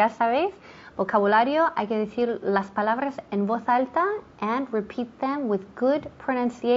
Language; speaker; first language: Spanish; non-native, fluent; English